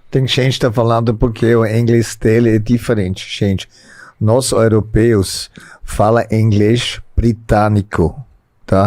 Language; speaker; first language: Portuguese; non-native, fluent; German